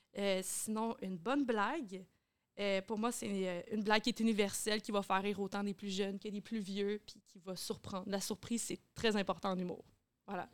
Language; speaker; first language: French; native; French